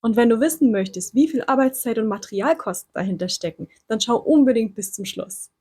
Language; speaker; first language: German; native; German